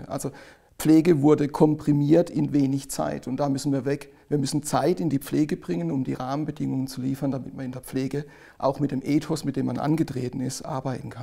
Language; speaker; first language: German; native; German